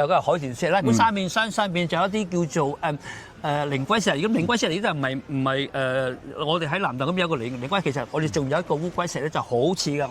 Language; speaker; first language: Cantonese; native; Cantonese